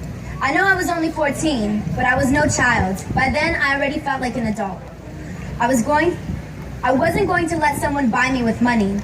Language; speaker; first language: English; native; English